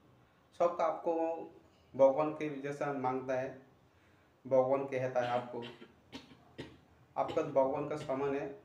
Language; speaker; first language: Hindi; non-native, local second language; Kok Borok